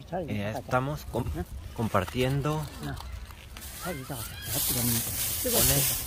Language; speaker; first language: Spanish; non-native, fluent; Korean